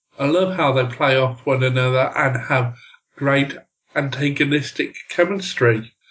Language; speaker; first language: English; native; English